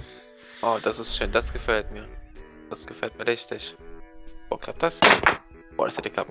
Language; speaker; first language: German; native; German